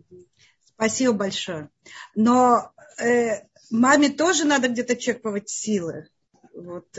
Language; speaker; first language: Russian; native; Russian